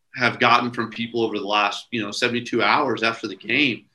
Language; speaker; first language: English; native; English